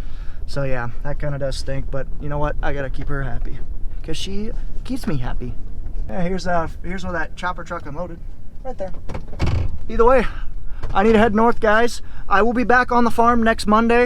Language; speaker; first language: English; native; English